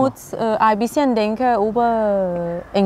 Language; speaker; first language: German; non-native, learner; Thai